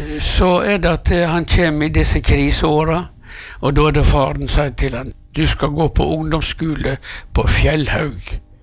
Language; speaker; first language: Norwegian; native; Norwegian